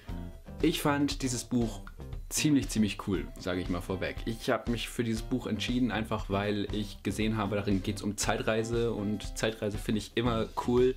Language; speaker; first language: German; native; German